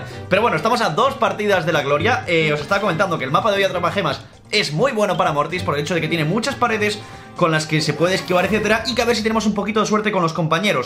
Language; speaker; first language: Spanish; native; Spanish